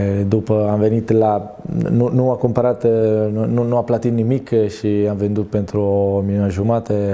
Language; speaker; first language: Romanian; non-native, fluent; Italian